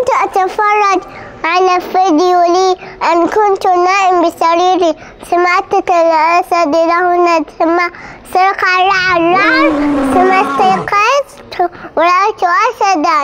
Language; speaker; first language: Arabic; early bilingual, heritage; Arabic